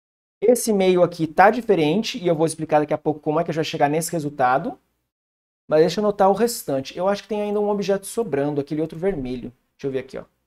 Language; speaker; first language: Portuguese; native; Portuguese